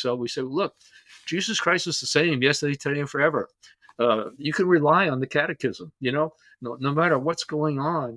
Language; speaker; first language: English; native; English